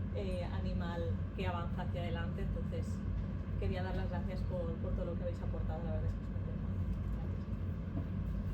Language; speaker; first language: Spanish; native; Spanish